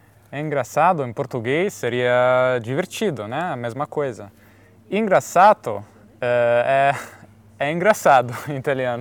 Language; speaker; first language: Portuguese; non-native, fluent; Italian